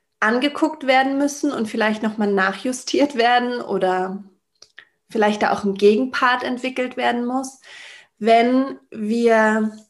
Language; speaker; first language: German; native; German